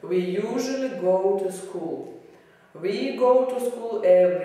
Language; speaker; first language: English; non-native, learner; Russian